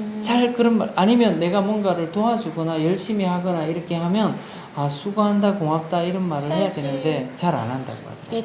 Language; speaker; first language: Korean; non-native, local second language; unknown